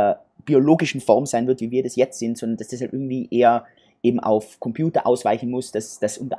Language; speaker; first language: German; native; German